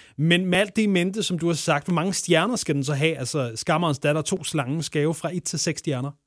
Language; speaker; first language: Danish; native; Danish